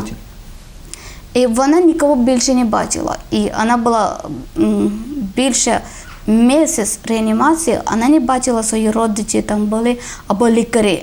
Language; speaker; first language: Ukrainian; non-native, learner; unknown